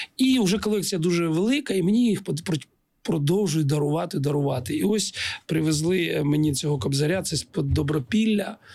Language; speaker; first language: Ukrainian; non-native, local second language; Russian